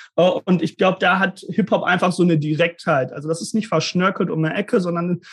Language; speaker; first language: German; native; German